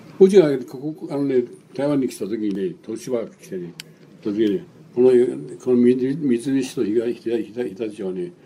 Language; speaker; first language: Japanese; non-native, local second language; Chinese